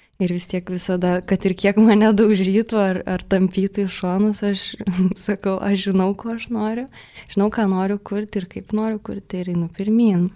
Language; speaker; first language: Lithuanian; early bilingual, heritage; Russian